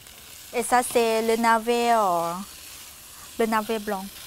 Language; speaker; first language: French; non-native, fluent; Thai